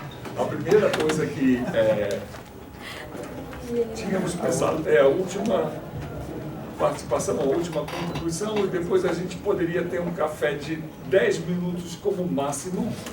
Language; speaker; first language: Portuguese; non-native, fluent; Spanish